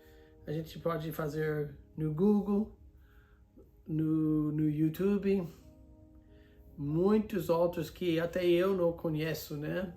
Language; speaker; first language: Portuguese; non-native, fluent; English